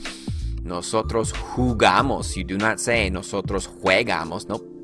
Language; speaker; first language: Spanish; early bilingual, heritage; Spanish